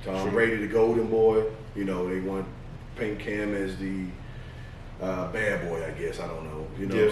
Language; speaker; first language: English; native; English